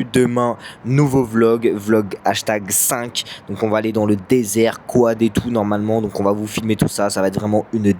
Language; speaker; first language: French; native; French